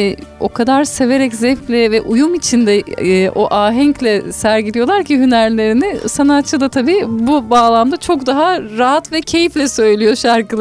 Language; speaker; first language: Turkish; native; Turkish